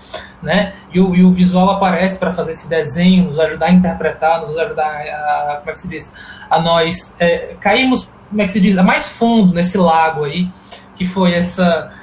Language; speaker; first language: Portuguese; native; Portuguese